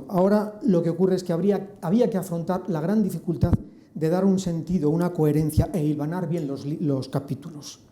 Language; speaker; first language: Spanish; native; Spanish